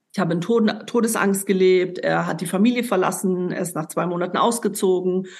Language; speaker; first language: German; native; German